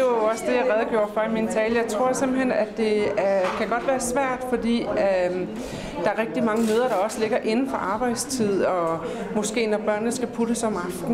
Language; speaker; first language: Danish; native; Danish